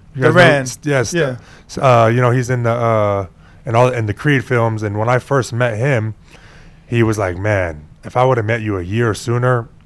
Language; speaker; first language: English; early bilingual, other home language; Spanish